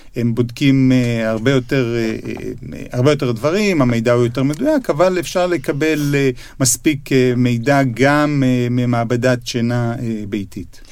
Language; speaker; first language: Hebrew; native; Hebrew